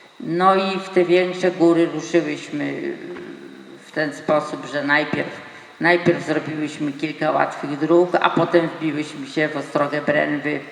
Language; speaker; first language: Polish; native; Polish